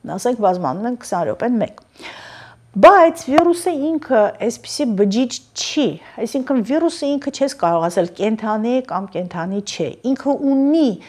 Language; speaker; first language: Armenian; native; Armenian